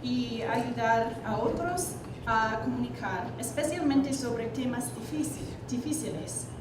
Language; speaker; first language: Spanish; non-native, learner; English